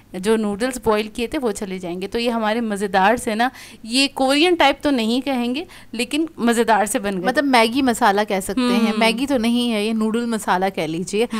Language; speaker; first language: Hindi; native; Hindi